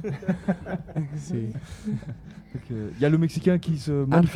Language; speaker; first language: Spanish; non-native, fluent; French